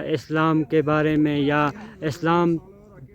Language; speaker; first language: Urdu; non-native, local second language; Kashmiri